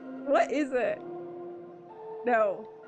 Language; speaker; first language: English; native; English